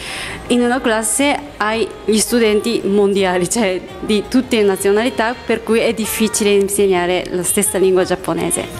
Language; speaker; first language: Italian; non-native, fluent; Japanese